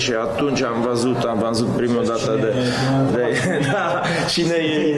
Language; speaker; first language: Romanian; non-native, fluent; Polish